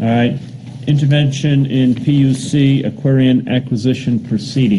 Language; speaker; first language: English; native; English